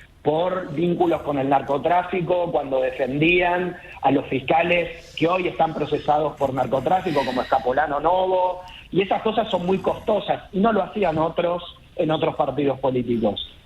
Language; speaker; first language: Spanish; native; Spanish